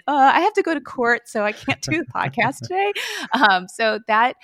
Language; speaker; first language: English; early bilingual, other home language; Korean